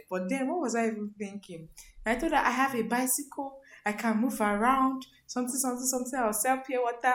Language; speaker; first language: English; non-native, local second language; Igbo